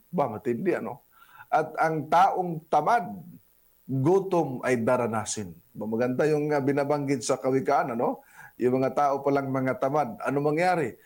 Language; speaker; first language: Filipino; non-native, local second language; Cebuano